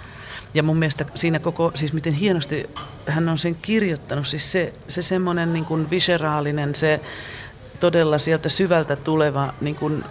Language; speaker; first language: Finnish; native; Finnish